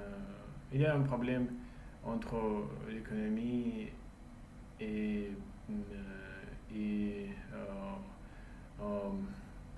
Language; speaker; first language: French; non-native, learner; English